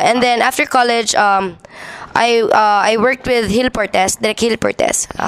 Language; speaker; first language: English; non-native, local second language; Cebuano